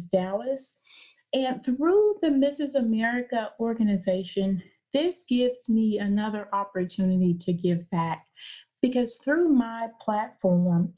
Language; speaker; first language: English; native; English